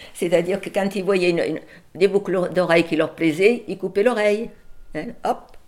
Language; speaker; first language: French; early bilingual, other home language; Spanish